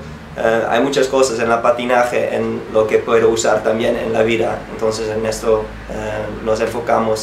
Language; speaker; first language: Spanish; non-native, fluent; Dutch